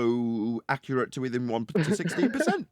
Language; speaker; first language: English; native; English